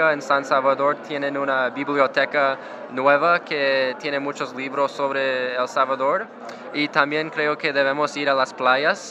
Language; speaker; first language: Spanish; non-native, learner; English